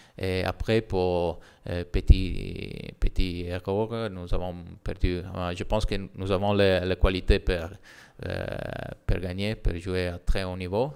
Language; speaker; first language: French; non-native, learner; Italian